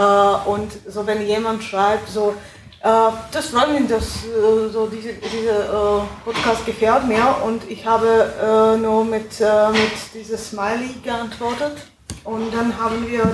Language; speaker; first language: German; non-native, fluent; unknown